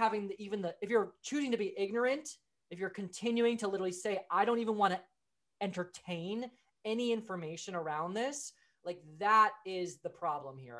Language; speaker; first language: English; native; English